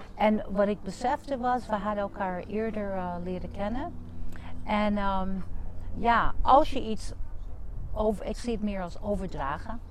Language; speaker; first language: Dutch; non-native, fluent; English